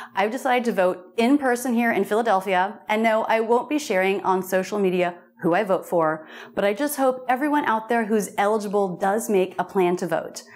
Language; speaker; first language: English; native; English